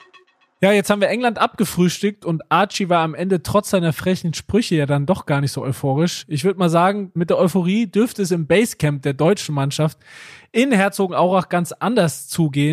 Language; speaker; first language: German; native; German